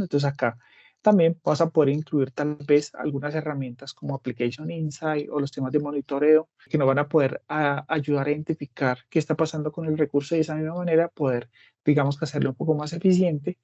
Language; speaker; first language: Spanish; native; Spanish